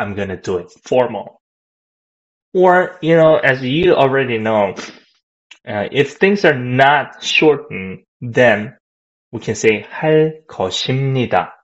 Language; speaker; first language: English; non-native, fluent; Korean